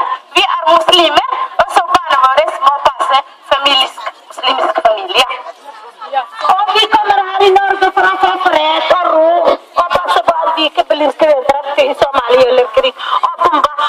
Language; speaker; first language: Norwegian; non-native, learner; Somali